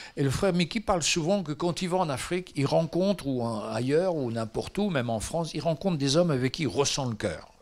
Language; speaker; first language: French; native; French